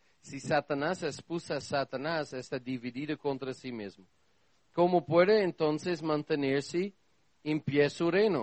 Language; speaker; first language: Spanish; non-native, learner; Portuguese